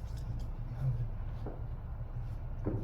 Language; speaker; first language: Arabic; non-native, learner; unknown